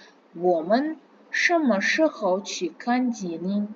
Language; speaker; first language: Chinese; non-native, fluent; Kazakh